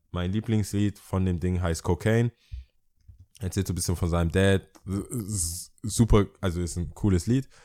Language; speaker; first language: German; early bilingual, other home language; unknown